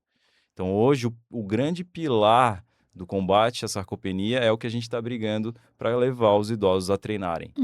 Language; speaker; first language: Portuguese; native; Portuguese